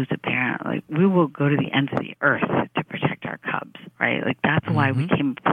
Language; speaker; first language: English; early bilingual, other home language; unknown